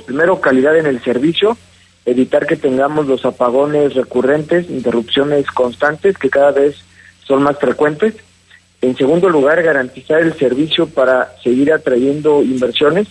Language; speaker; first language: Spanish; native; Spanish